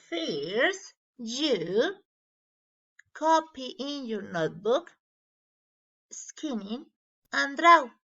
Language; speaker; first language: English; non-native, learner; Spanish